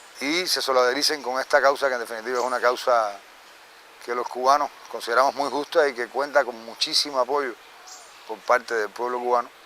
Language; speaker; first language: Spanish; native; Spanish